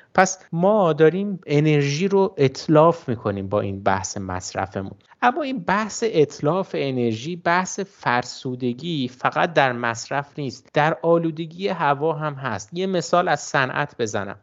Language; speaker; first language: Persian; native; Persian